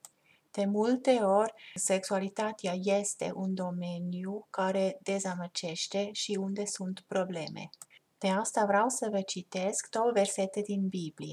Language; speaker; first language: Romanian; non-native, fluent; German